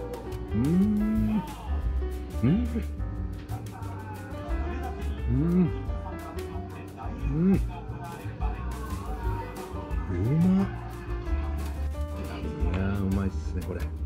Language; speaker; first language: Japanese; native; Japanese